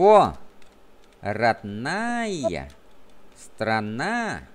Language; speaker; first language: Russian; non-native, fluent; Vietnamese